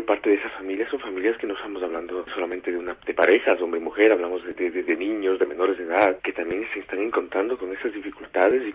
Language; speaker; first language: Spanish; native; Spanish